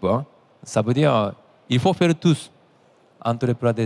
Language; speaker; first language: French; non-native, learner; Japanese